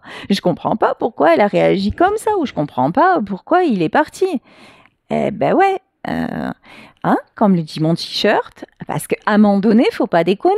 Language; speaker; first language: French; native; French